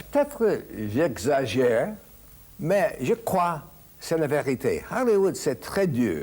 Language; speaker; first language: French; non-native, fluent; English